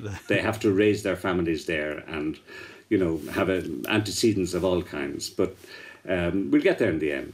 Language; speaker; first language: English; native; English